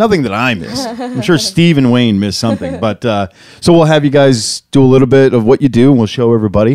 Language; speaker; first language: English; native; English